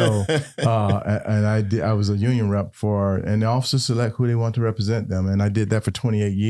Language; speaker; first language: English; native; English